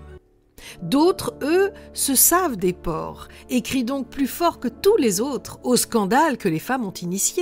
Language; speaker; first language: French; native; French